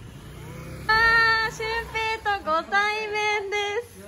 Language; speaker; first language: Japanese; native; Japanese